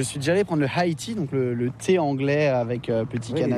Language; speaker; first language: French; native; French